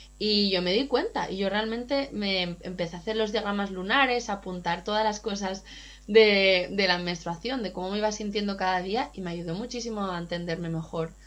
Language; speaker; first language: Spanish; native; Spanish